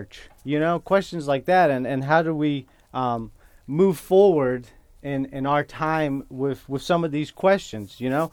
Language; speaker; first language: English; non-native, fluent; Kurdish